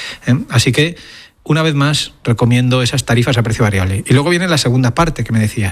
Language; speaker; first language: Spanish; native; Spanish